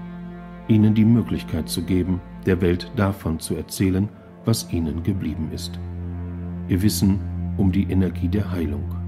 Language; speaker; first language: German; native; German